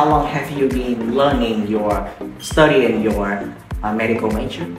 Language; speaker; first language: English; non-native, fluent; Vietnamese